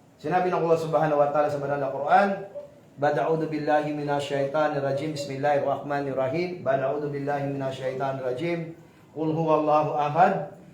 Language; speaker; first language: Filipino; native; Filipino